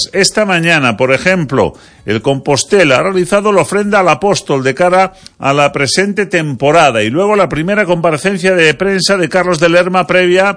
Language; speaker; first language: Spanish; native; Spanish